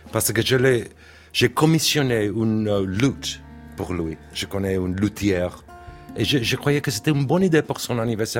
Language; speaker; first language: French; non-native, learner; English